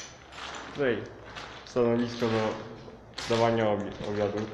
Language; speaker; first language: Polish; native; Polish